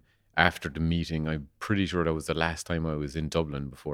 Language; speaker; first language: English; native; English